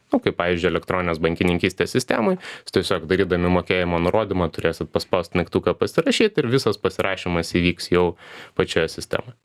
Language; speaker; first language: Lithuanian; native; Lithuanian